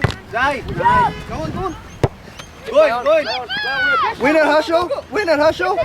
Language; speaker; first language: English; native; English